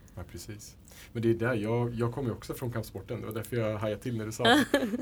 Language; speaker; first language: Swedish; native; Swedish